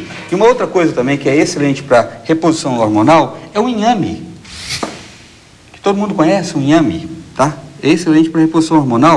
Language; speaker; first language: Portuguese; native; Portuguese